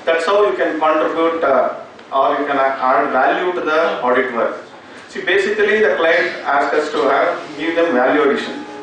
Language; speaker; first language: English; non-native, local second language; Kannada